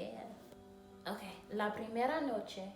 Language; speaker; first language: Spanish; non-native, learner; English